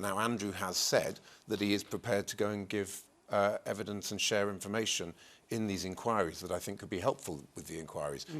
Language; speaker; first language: English; native; English